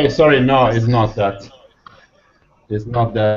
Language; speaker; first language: English; non-native, learner; Italian